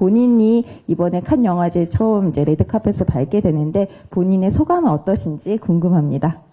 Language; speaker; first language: Korean; native; Korean